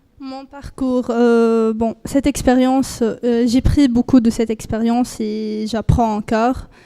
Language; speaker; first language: French; non-native, local second language; Arabic